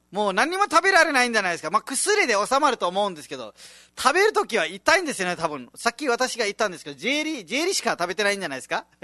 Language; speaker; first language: Japanese; non-native, fluent; Nepali